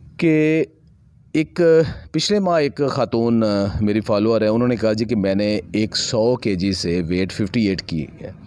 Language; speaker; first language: Urdu; non-native, local second language; Punjabi